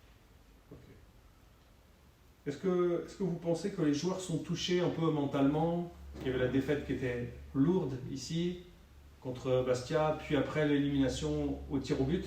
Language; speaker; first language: French; native; French